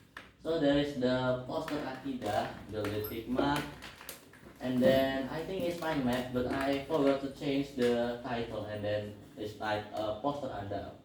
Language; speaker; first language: English; non-native, learner; Indonesian